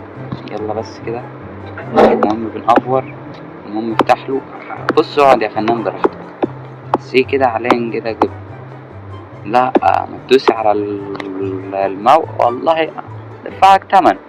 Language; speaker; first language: Arabic; native; Arabic